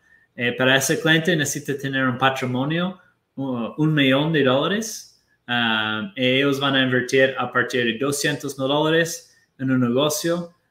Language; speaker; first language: Spanish; non-native, fluent; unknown